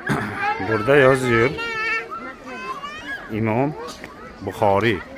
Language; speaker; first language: Turkish; non-native, learner; Uzbek